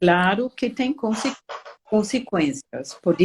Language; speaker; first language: Portuguese; non-native, fluent; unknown